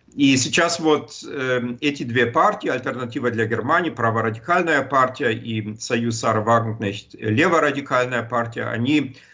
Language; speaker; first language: Russian; non-native, fluent; German